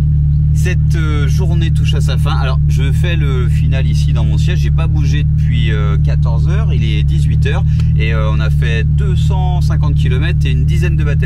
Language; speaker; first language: French; native; French